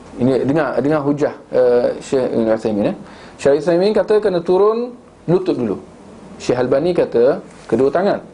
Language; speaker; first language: Malay; native; Malay